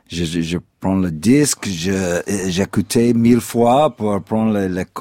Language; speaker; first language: French; non-native, fluent; English